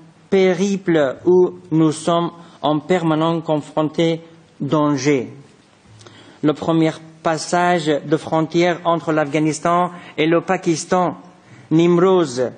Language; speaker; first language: French; non-native, fluent; Persian